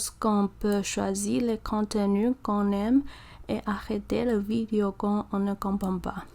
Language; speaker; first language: French; non-native, learner; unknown